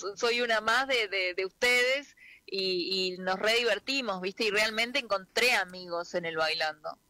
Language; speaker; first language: Spanish; native; Spanish